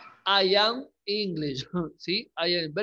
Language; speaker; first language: English; non-native, learner; Spanish